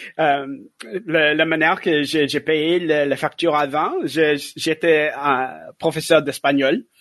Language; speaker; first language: French; non-native, learner; English